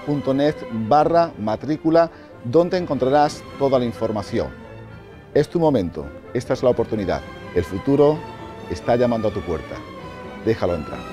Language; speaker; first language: Spanish; native; Spanish